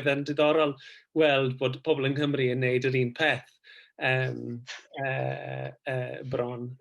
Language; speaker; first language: Welsh; non-native, fluent; English